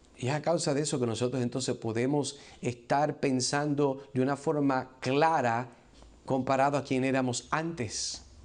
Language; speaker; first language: Spanish; early bilingual, heritage; Spanish